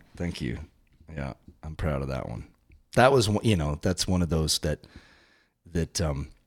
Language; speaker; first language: English; native; English